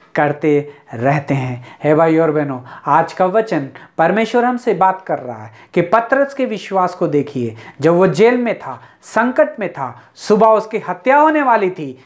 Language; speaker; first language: Hindi; non-native, local second language; Telugu